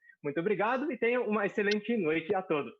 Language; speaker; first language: Portuguese; native; Portuguese